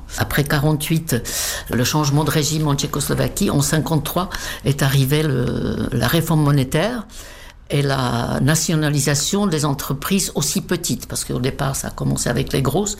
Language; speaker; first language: French; non-native, fluent; Czech